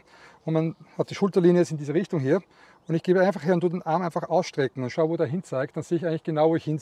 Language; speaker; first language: German; native; German